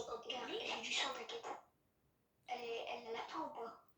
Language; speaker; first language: French; native; French